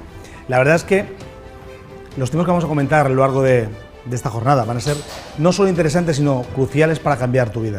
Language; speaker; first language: Spanish; native; Spanish